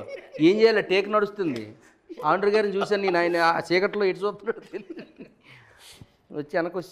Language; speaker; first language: Telugu; native; Telugu